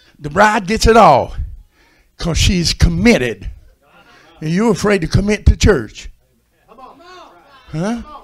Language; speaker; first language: English; native; English